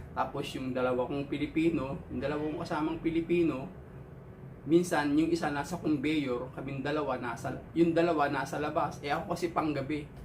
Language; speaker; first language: Filipino; native; Filipino